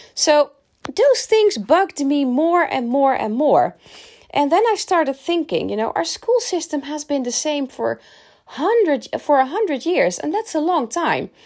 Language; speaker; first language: English; non-native, fluent; Dutch